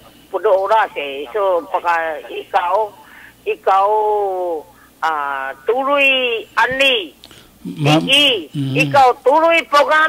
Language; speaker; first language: Filipino; non-native, learner; Chinese